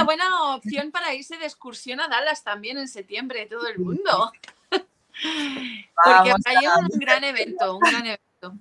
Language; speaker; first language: Spanish; native; Spanish